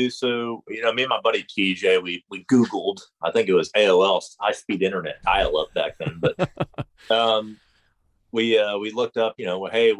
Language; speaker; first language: English; native; English